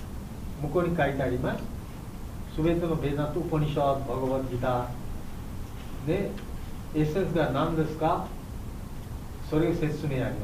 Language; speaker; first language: Japanese; non-native, learner; Bangla